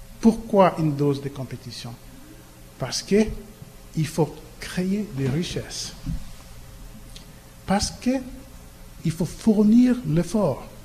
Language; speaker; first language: French; non-native, local second language; Lingala